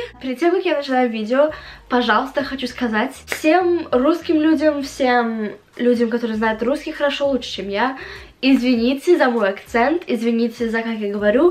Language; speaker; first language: Russian; early bilingual, heritage; Russian